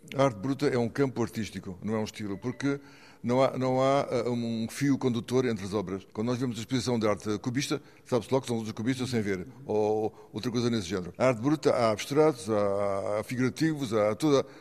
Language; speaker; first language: Portuguese; native; Portuguese